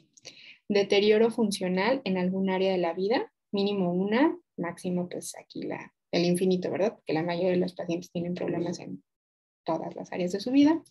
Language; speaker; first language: Spanish; native; Spanish